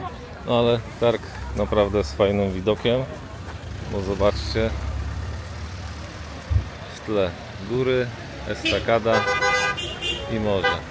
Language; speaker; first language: Polish; native; Polish